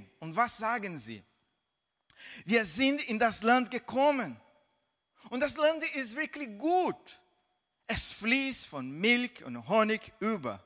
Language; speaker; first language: German; non-native, fluent; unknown